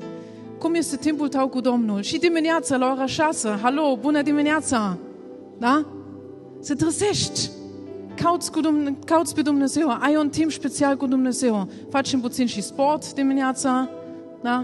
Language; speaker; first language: Romanian; non-native, learner; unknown